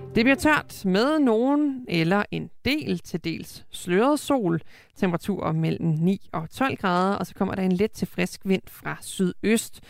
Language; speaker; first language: Danish; native; Danish